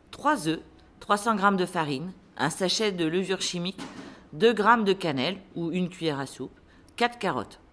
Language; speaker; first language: French; native; French